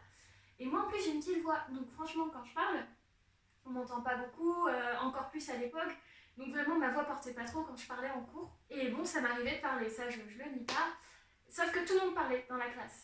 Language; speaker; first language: French; native; French